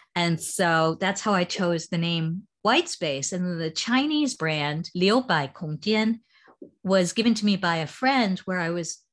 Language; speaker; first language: English; native; English